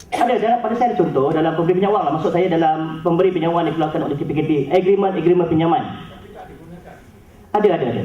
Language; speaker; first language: Malay; native; Malay